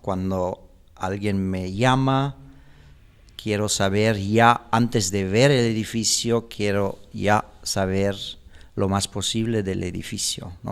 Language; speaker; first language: Spanish; non-native, fluent; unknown